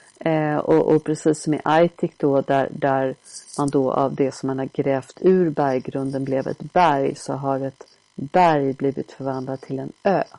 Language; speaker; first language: Swedish; native; Swedish